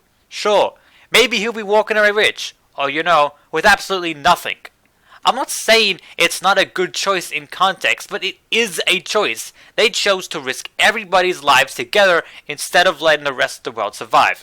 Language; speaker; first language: English; native; English